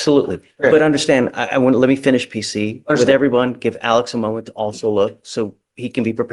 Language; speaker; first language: English; native; English